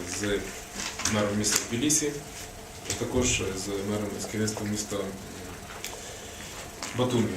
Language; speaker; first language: Ukrainian; native; Ukrainian